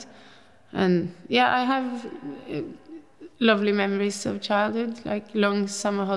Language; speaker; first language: English; non-native, fluent; Norwegian